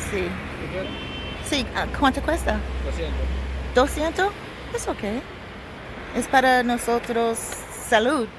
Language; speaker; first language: Spanish; non-native, learner; English